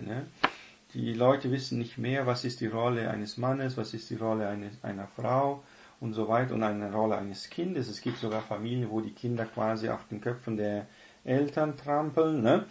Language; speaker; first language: German; non-native, fluent; Portuguese